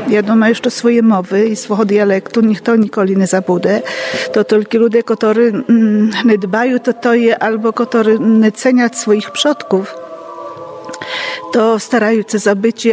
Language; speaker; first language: Polish; non-native, local second language; Ukrainian